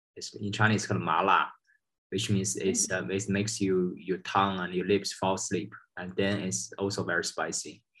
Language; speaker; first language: English; non-native, fluent; Chinese